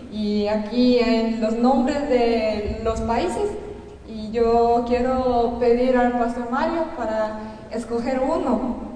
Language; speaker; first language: Spanish; non-native, learner; Korean